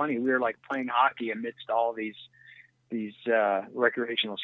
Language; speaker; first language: English; native; English